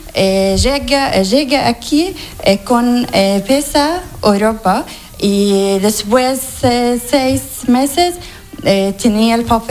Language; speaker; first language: Spanish; non-native, learner; Arabic